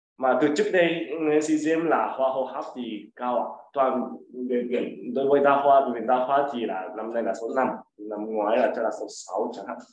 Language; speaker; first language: Vietnamese; non-native, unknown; Japanese